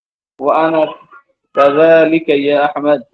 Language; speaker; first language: Arabic; non-native, learner; Bangla